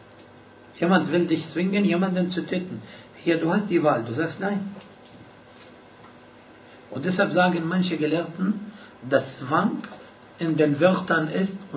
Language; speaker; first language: German; non-native, fluent; Arabic